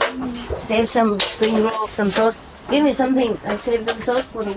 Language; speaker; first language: English; non-native, fluent; Vietnamese